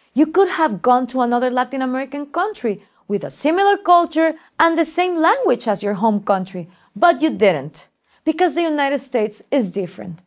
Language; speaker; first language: English; non-native, fluent; Spanish